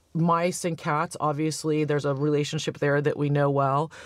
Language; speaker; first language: English; native; English